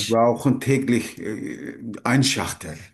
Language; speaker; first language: German; non-native, learner; Turkish